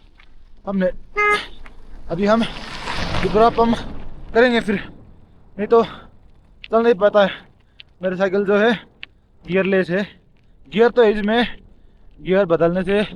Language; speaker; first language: Hindi; non-native, local second language; Mizo